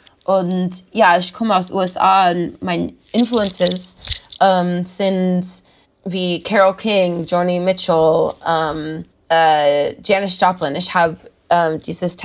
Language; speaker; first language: German; non-native, learner; English